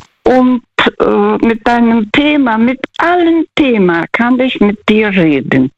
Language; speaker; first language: German; early bilingual, other home language; Russian